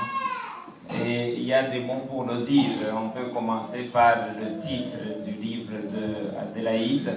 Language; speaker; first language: French; non-native, local second language; Kinyarwanda